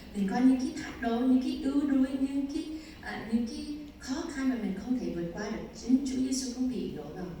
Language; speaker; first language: Vietnamese; early bilingual, heritage; Vietnamese